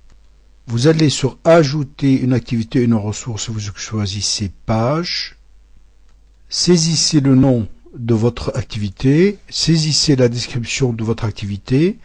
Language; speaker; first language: French; native; French